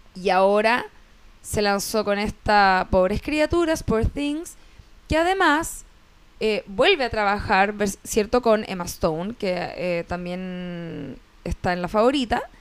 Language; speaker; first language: Spanish; native; Spanish